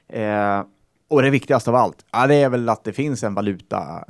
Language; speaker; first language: Swedish; native; Swedish